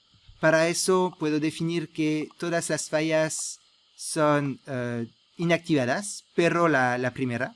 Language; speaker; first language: Spanish; non-native, fluent; French